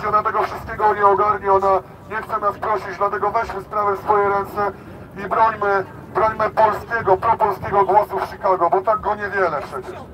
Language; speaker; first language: Polish; native; Polish